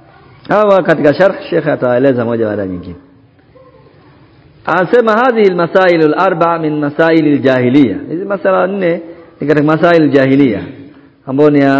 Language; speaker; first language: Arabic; non-native, fluent; Swahili